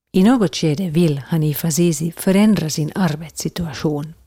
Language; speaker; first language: Swedish; native; Swedish